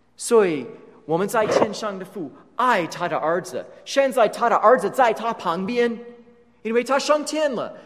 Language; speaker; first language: Chinese; non-native, fluent; English